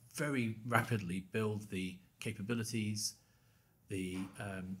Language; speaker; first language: English; native; English